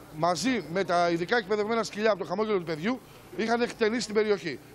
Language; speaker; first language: Greek; native; Greek